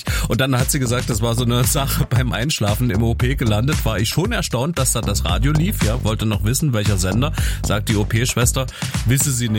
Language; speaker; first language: German; native; German